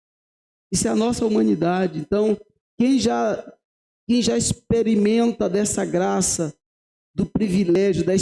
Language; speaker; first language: Portuguese; native; Portuguese